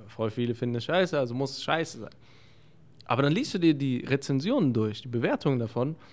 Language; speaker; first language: German; early bilingual, other home language; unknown